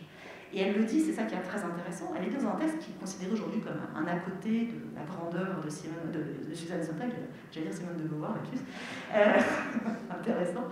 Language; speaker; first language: French; native; French